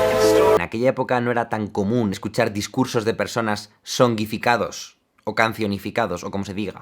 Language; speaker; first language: Spanish; native; Spanish